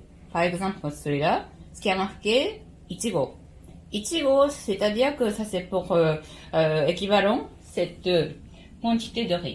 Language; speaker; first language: French; non-native, learner; Japanese